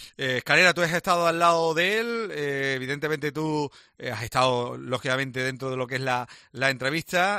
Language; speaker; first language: Spanish; native; Spanish